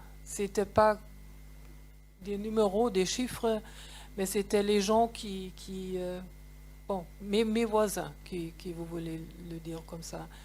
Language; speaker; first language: French; non-native, fluent; German